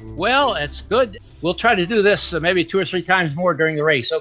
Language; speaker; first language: English; native; English